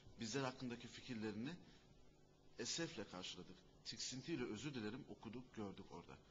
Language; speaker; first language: Turkish; native; Turkish